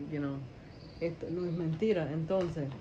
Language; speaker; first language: Spanish; early bilingual, heritage; Spanish